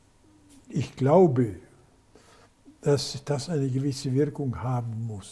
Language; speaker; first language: German; native; German